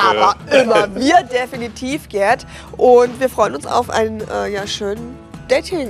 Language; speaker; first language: German; native; German